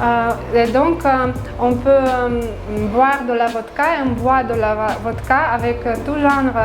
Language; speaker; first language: French; non-native, fluent; Russian